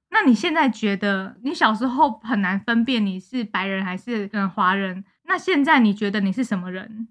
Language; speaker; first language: Chinese; native; Chinese